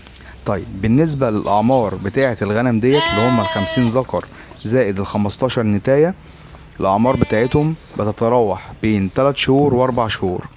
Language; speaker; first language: Arabic; native; Arabic